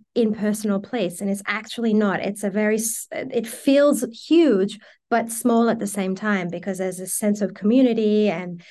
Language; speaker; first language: English; early bilingual, other home language; Persian